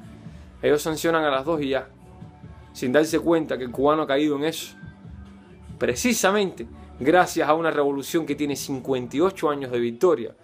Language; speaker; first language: Spanish; native; Spanish